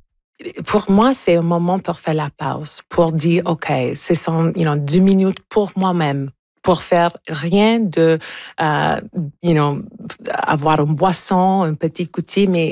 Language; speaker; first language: French; early bilingual, heritage; English